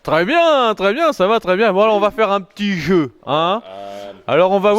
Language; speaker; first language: French; non-native, fluent; Portuguese